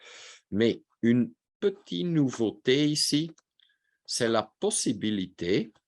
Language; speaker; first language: French; non-native, local second language; Dutch